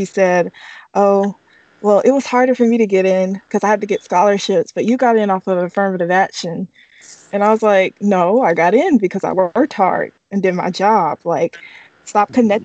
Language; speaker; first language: English; native; English